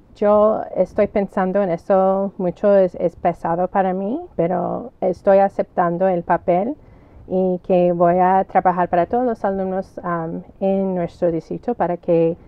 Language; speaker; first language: Spanish; early bilingual, other home language; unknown